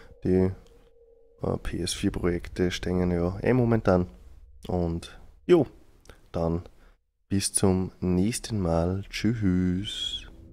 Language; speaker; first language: German; native; German